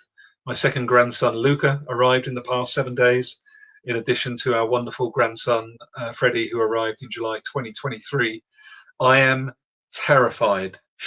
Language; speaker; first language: English; native; English